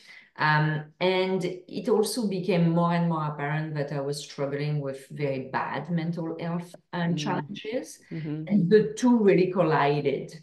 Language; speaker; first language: English; non-native, fluent; French